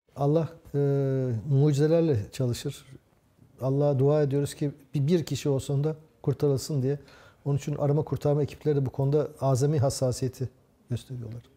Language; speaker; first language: Turkish; native; Turkish